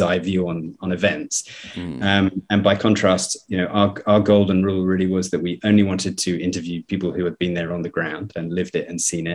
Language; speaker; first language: English; native; English